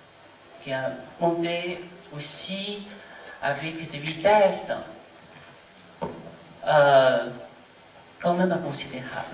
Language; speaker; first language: French; non-native, fluent; Chinese